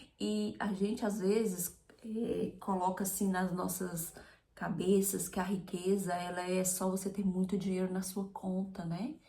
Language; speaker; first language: Portuguese; native; Portuguese